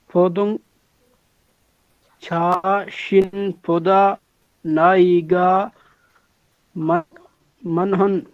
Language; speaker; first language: Korean; non-native, learner; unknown